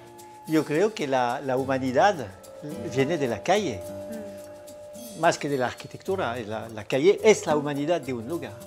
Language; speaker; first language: Spanish; non-native, fluent; French